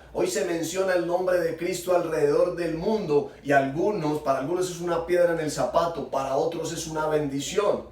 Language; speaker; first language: Spanish; native; Spanish